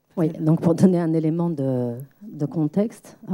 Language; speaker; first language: French; non-native, local second language; Arabic